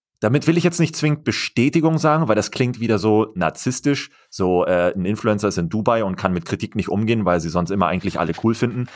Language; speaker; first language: German; native; German